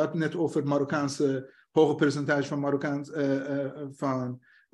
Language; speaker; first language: Dutch; non-native, fluent; Persian